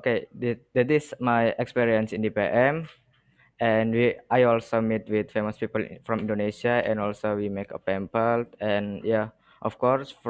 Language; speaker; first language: English; non-native, learner; Indonesian